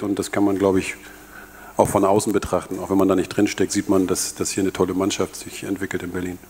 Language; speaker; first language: German; native; German